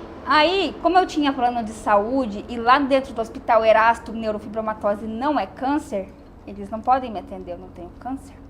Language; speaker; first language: Portuguese; native; Portuguese